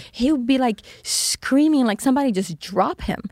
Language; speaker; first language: English; non-native, fluent; Portuguese